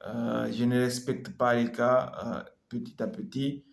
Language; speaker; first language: French; non-native, local second language; Comorian